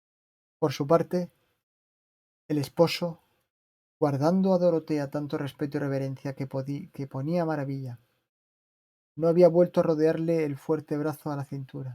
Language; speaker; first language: Spanish; native; Spanish